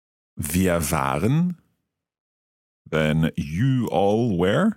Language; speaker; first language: German; non-native, learner; English